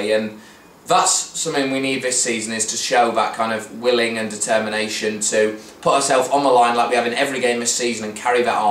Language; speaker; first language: English; native; English